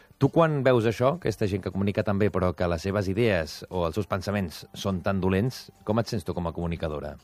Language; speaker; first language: Catalan; native; Catalan